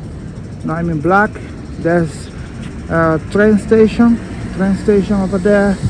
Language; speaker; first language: English; non-native, learner; Portuguese